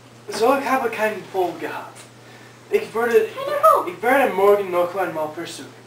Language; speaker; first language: German; non-native, learner; English